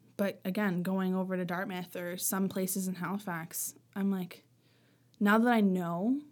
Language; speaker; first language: English; native; English